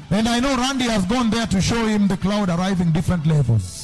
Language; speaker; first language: English; non-native, local second language; Luo (Kenya and Tanzania)